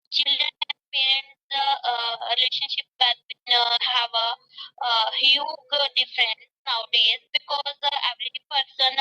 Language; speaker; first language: English; non-native, learner; Punjabi